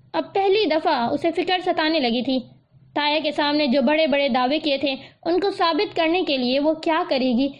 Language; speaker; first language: Urdu; native; Urdu